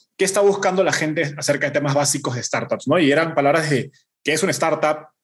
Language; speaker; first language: Spanish; native; Spanish